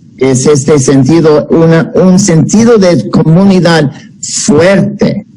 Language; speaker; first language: Spanish; non-native, fluent; English